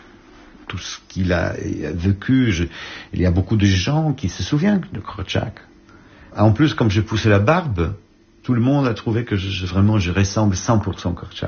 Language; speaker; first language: French; non-native, fluent; Polish